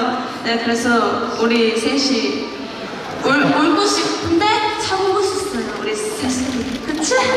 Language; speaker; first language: Korean; non-native, fluent; Chinese